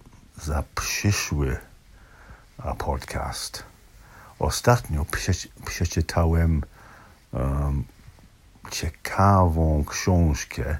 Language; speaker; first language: Polish; non-native, learner; English